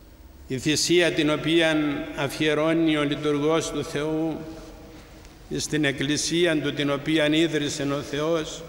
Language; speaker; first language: Greek; native; Greek